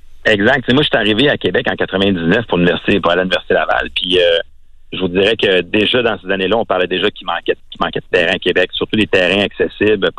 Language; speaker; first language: French; native; French